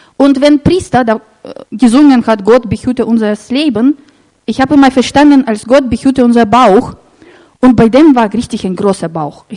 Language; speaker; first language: German; non-native, fluent; Russian